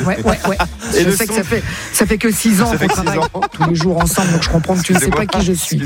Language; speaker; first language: French; native; French